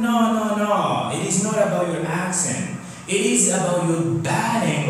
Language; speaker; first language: English; non-native, fluent; Comorian